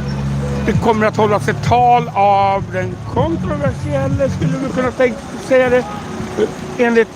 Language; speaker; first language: Swedish; native; Swedish